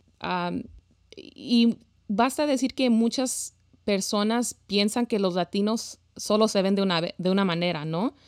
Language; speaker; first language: Spanish; early bilingual, heritage; Spanish